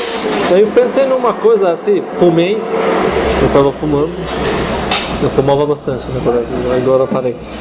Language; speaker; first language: Portuguese; non-native, fluent; Arabic